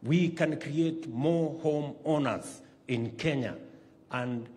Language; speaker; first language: English; non-native, local second language; Kalenjin